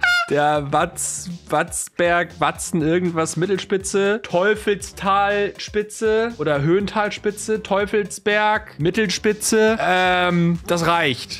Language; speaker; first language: German; native; German